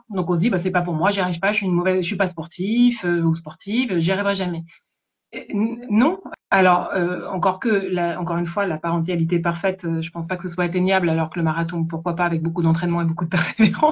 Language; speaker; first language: French; native; French